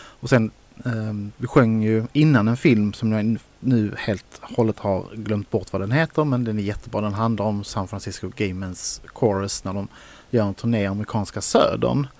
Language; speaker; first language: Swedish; native; Swedish